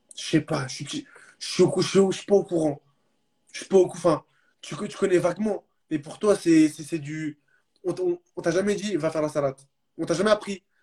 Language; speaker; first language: French; early bilingual, other home language; Arabic